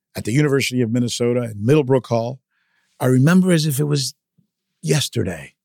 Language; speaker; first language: English; early bilingual, other home language; Spanish